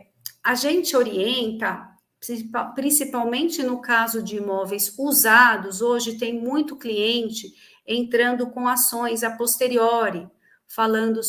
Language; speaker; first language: Portuguese; native; Portuguese